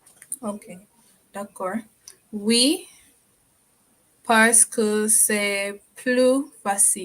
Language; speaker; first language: French; non-native, learner; English